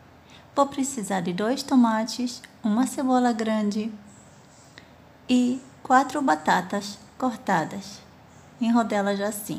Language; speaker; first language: Portuguese; non-native, fluent; Arabic